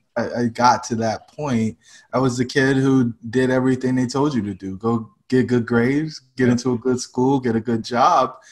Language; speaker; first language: English; native; English